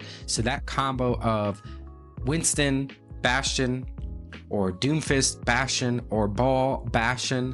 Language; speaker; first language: English; native; English